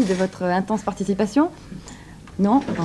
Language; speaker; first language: French; native; French